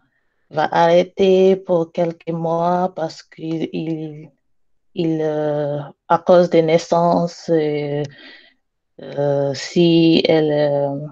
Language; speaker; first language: French; non-native, learner; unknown